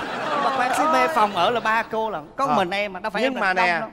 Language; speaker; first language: Vietnamese; native; Vietnamese